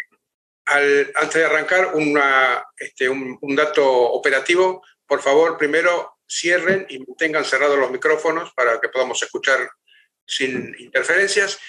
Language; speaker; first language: Spanish; native; Spanish